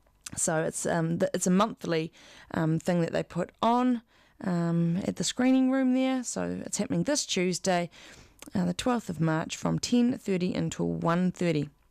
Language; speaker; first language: English; native; English